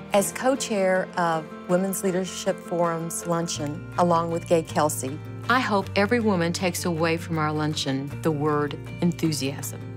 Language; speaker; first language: English; native; English